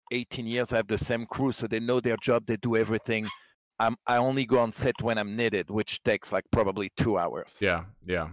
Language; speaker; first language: English; non-native, fluent; French